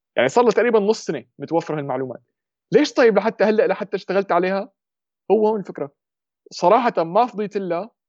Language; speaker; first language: Arabic; native; Arabic